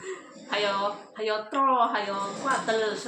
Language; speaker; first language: Chinese; non-native, fluent; Indonesian